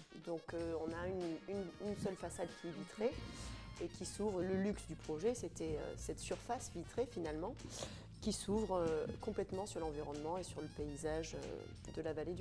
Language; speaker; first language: French; native; French